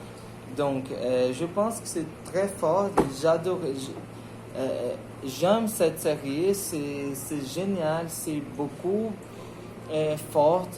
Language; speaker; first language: French; non-native, learner; Portuguese